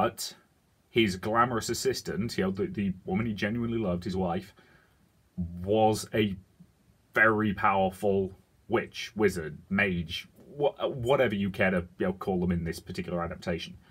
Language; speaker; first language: English; native; English